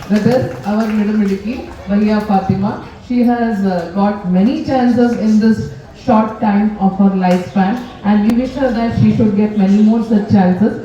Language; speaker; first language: English; non-native, local second language; Malayalam